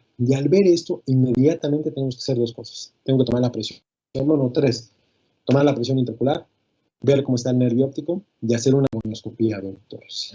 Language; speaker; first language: Spanish; native; Spanish